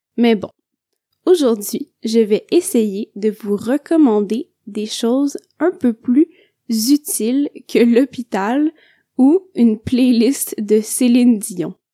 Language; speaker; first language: French; native; French